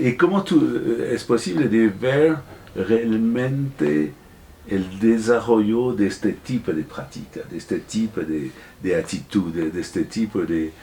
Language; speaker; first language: Spanish; non-native, fluent; French